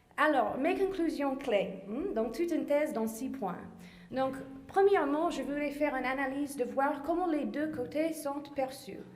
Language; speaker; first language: French; non-native, fluent; English